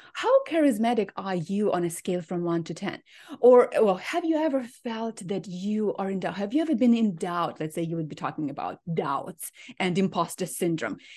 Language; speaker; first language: English; non-native, fluent; Ukrainian